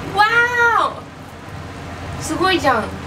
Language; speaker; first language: Japanese; non-native, fluent; Chinese